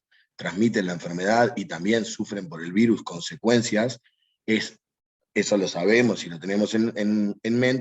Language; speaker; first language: Spanish; native; Spanish